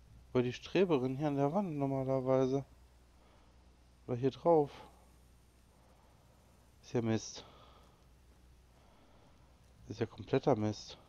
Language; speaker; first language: German; native; German